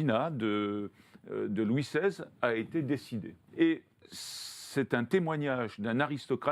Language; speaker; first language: French; native; French